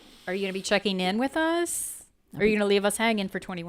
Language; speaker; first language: English; native; English